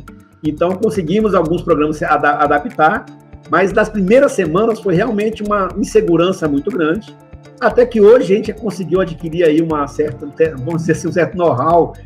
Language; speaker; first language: Portuguese; native; Portuguese